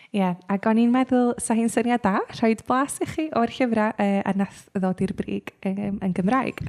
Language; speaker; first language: Welsh; native; Welsh